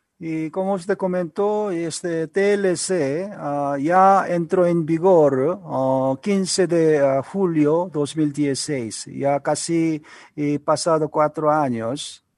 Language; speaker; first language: Spanish; non-native, learner; Korean